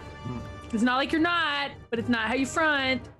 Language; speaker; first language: English; native; English